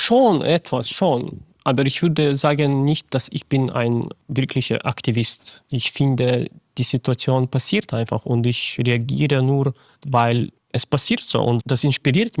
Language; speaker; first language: German; non-native, fluent; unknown